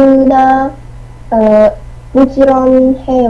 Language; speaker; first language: Korean; non-native, learner; Vietnamese